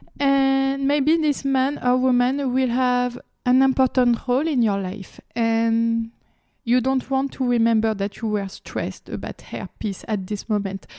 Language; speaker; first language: English; non-native, learner; French